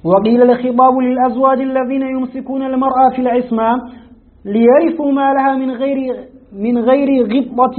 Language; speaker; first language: Arabic; native; Arabic